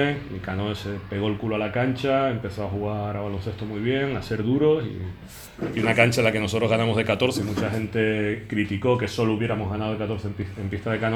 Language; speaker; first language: Spanish; native; Spanish